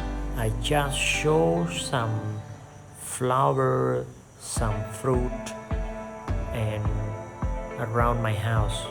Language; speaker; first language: English; non-native, learner; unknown